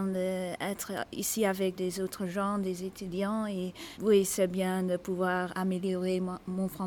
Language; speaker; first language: French; non-native, fluent; Dutch